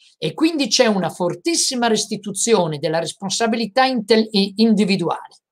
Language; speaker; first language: Italian; native; Italian